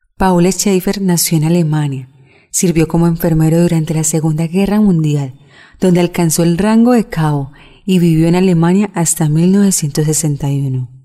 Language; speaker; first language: Spanish; native; Spanish